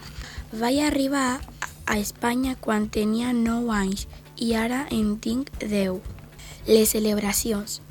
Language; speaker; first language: Catalan; early bilingual, other home language; Spanish